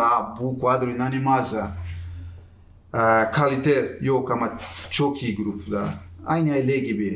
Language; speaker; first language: Turkish; non-native, learner; Portuguese